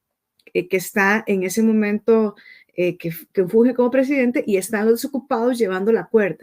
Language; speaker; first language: Spanish; native; Spanish